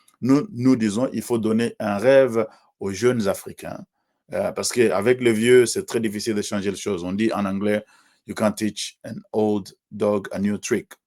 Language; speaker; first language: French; non-native, local second language; Swahili